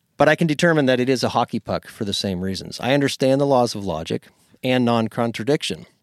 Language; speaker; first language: English; native; English